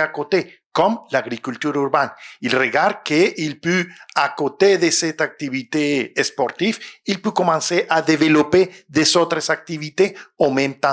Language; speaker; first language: French; non-native, fluent; Spanish